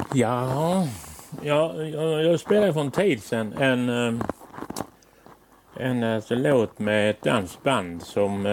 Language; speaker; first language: Swedish; native; Swedish